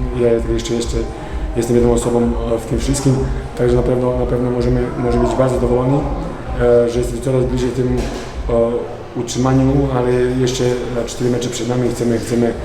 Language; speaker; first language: Polish; non-native, fluent; Serbian